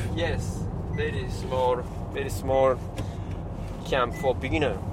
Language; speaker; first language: English; non-native, learner; Japanese